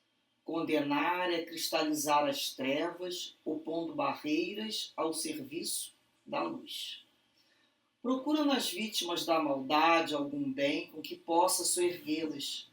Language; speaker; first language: Portuguese; native; Portuguese